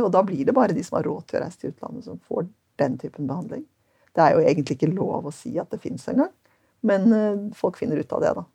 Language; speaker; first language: Norwegian; native; Norwegian